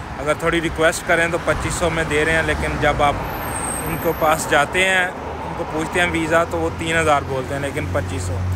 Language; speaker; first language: Urdu; non-native, local second language; Punjabi